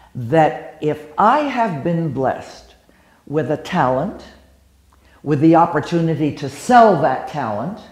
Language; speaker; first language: English; early bilingual, other home language; Lithuanian